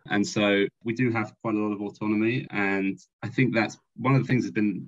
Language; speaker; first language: English; native; English